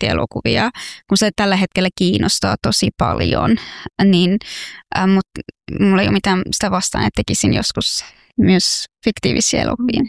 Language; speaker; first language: Finnish; non-native, fluent; Persian